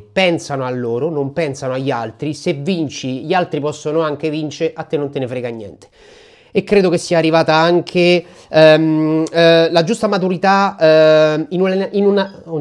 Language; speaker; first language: Italian; native; Italian